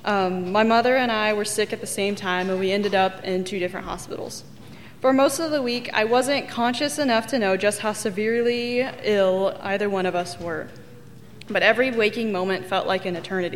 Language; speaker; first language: English; native; English